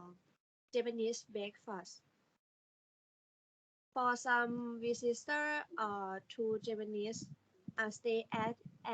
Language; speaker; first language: English; non-native, learner; Thai